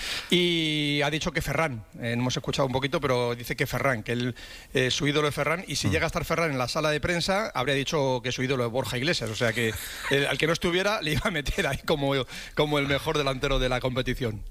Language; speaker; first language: Spanish; native; Spanish